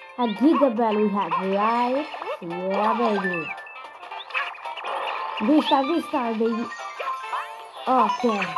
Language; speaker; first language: English; non-native, learner; Italian